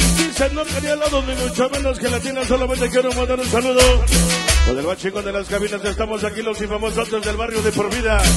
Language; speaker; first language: Spanish; native; Spanish